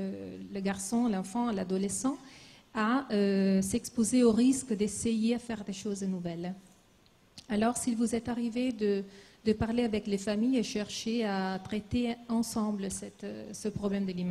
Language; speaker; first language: French; non-native, fluent; Italian